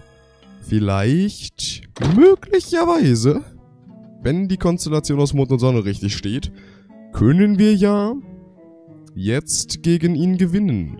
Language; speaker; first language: German; native; German